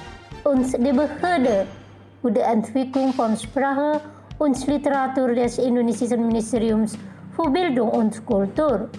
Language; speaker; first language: German; non-native, fluent; Indonesian